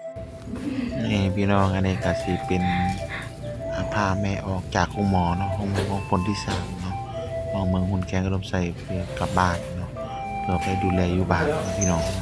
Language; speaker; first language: Thai; non-native, local second language; Lao